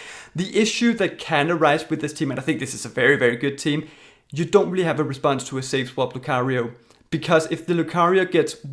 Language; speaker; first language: English; native; English